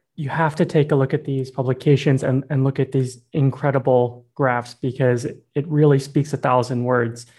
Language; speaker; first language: English; early bilingual, other home language; Burmese